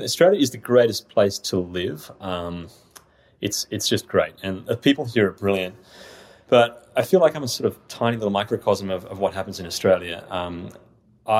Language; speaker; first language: English; native; English